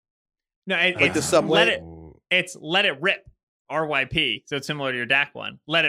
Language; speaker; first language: English; native; English